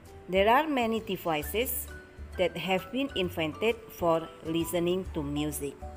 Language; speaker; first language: English; non-native, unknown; Indonesian